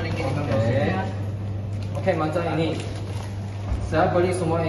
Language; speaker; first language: Indonesian; non-native, local second language; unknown